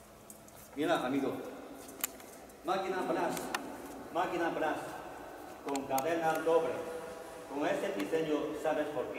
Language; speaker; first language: Spanish; non-native, learner; Chinese